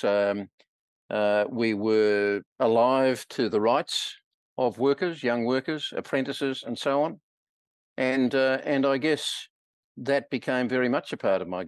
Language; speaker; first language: English; native; English